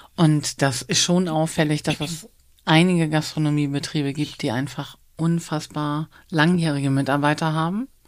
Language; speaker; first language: German; native; German